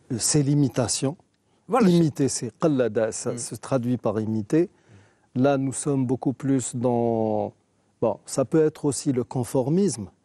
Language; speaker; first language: French; non-native, local second language; Arabic